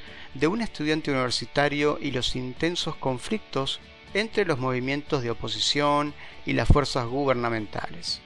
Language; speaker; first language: Spanish; native; Spanish